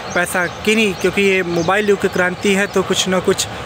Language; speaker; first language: Hindi; native; Hindi